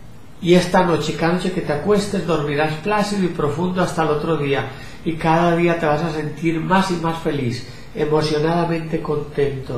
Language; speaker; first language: Spanish; native; Spanish